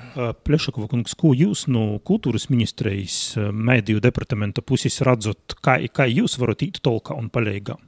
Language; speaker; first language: Latvian; native; Latvian